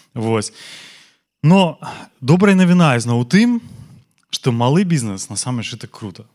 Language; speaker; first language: Belarusian; non-native, local second language; Russian